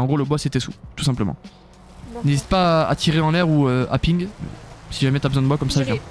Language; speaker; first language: French; native; French